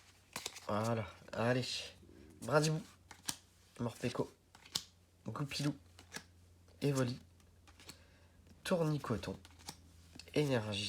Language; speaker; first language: French; native; French